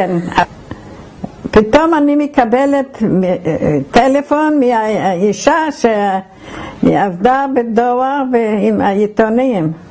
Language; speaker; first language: Hebrew; non-native, fluent; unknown